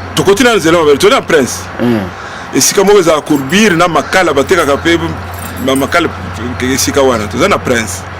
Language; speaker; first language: Lingala; non-native, local second language; Luba-Lulua